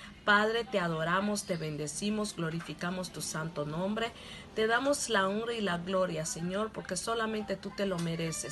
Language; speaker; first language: Spanish; non-native, local second language; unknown